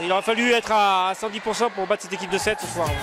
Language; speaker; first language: French; native; French